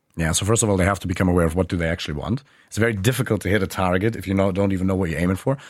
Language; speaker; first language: English; non-native, fluent; German